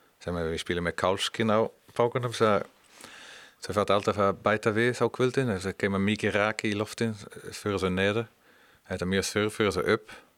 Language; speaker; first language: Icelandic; non-native, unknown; Dutch